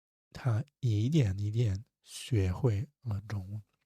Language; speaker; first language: Chinese; non-native, fluent; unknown